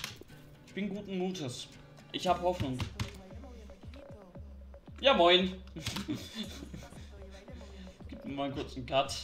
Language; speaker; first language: German; native; German